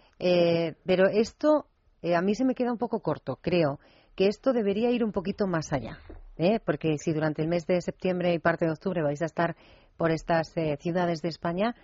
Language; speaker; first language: Spanish; native; Spanish